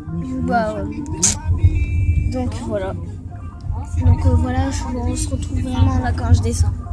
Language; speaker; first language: French; native; French